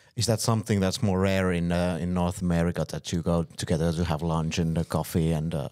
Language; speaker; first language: English; non-native, fluent; Finnish